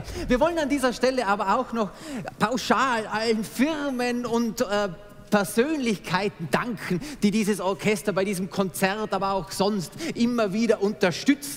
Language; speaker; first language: German; native; German